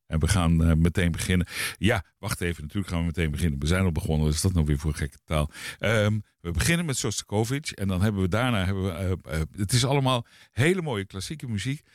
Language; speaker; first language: Dutch; native; Dutch